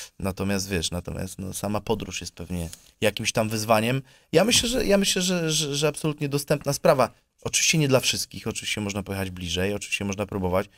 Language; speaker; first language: Polish; native; Polish